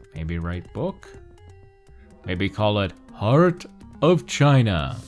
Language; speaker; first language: English; native; English